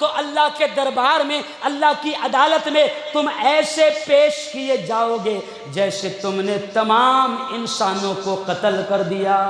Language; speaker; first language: Urdu; native; Urdu